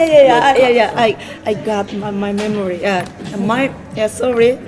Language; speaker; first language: English; non-native, learner; Japanese